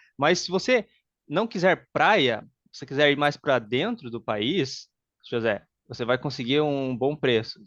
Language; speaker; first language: Portuguese; native; Portuguese